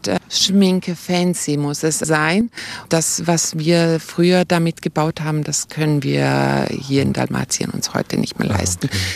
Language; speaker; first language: German; native; German